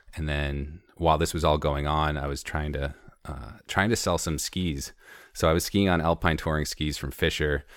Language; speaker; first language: English; native; English